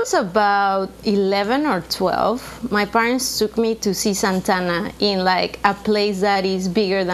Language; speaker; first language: English; non-native, fluent; Spanish